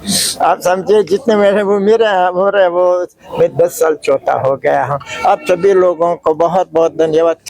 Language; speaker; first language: Hindi; non-native, fluent; Uzbek